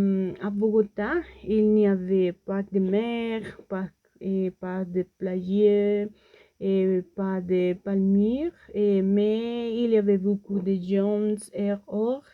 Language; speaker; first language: French; non-native, learner; Spanish